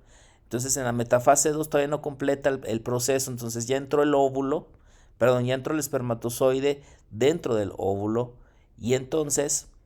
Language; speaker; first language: Spanish; native; Spanish